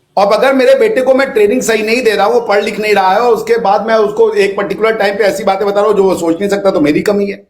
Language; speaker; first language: Hindi; native; Hindi